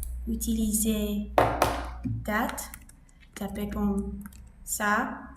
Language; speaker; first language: French; non-native, learner; English